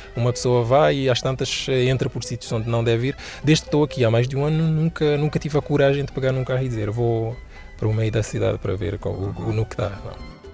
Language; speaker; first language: Portuguese; non-native, local second language; Kabuverdianu